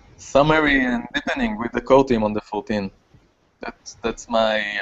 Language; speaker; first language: English; non-native, fluent; Hebrew